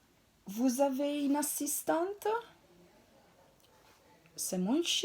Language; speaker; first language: French; non-native, fluent; Italian